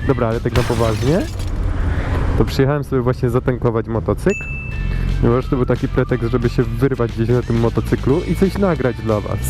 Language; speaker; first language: Polish; native; Polish